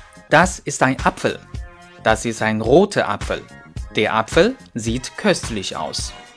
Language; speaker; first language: German; non-native, fluent; Chinese